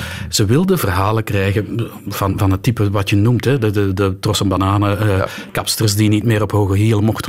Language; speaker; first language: Dutch; native; Dutch